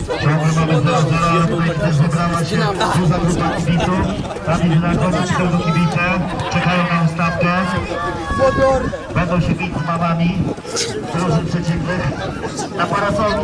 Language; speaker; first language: Polish; native; Polish